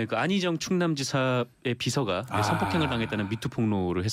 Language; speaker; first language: Korean; native; Korean